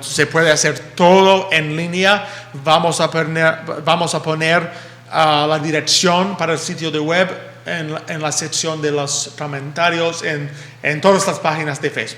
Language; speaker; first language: Spanish; early bilingual, heritage; English